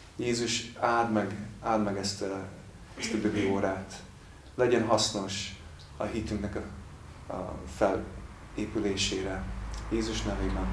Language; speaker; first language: Hungarian; non-native, fluent; English